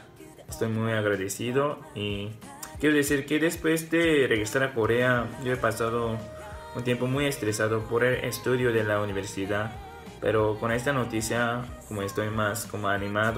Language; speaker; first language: Spanish; non-native, fluent; Korean